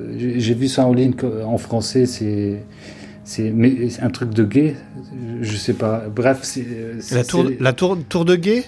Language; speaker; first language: French; non-native, local second language; Arabic